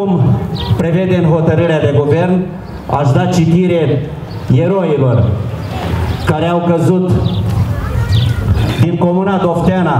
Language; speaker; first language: Romanian; native; Romanian